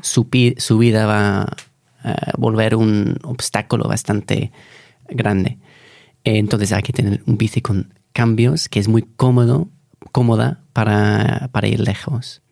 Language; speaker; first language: Spanish; non-native, fluent; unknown